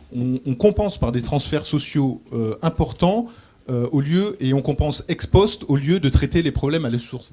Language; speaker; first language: French; native; French